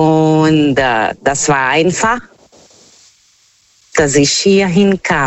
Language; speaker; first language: German; non-native, fluent; Portuguese